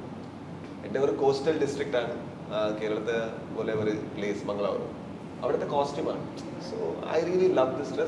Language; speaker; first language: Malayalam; non-native, learner; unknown